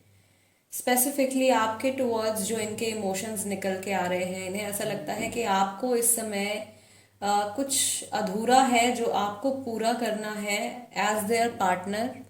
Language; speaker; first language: Hindi; native; Hindi